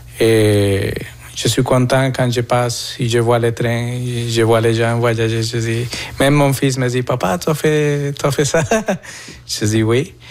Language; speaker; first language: French; non-native, fluent; Spanish